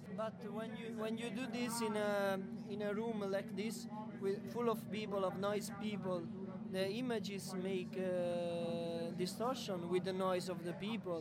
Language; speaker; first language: English; non-native, learner; Italian